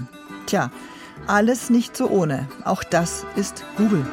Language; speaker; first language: German; native; German